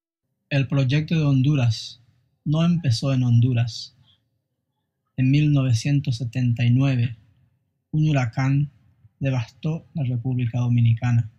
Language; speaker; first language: Spanish; non-native, fluent; English